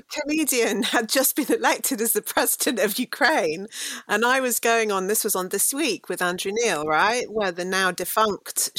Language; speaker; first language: English; native; English